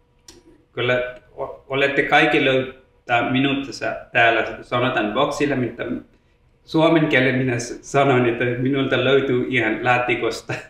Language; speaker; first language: Finnish; non-native, learner; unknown